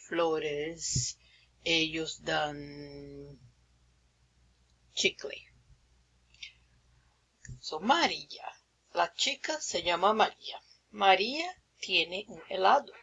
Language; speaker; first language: Spanish; non-native, fluent; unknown